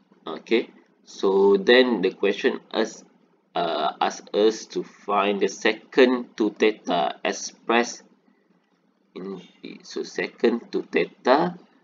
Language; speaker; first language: English; non-native, local second language; Malay